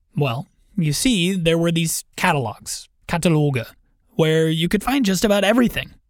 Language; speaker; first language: English; native; English